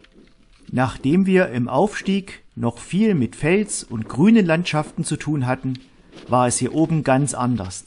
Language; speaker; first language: German; native; German